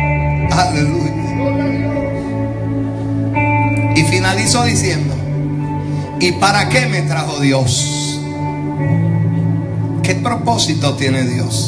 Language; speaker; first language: Spanish; native; Spanish